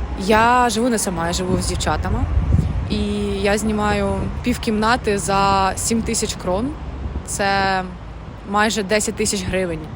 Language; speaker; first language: Ukrainian; native; Ukrainian